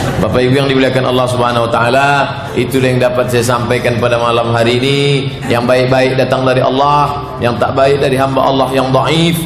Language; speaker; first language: Malay; native; Malay